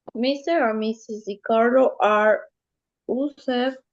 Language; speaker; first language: English; non-native, learner; Spanish